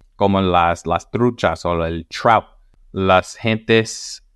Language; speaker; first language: Spanish; early bilingual, heritage; Spanish